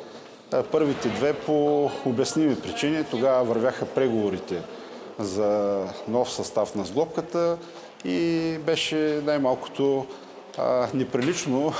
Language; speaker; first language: Bulgarian; native; Bulgarian